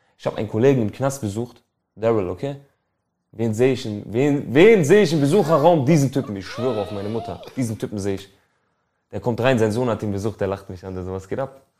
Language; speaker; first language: German; early bilingual, other home language; Albanian